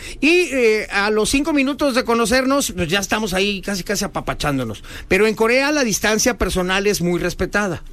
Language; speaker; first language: Spanish; native; Spanish